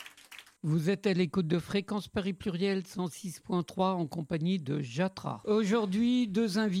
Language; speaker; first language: French; native; French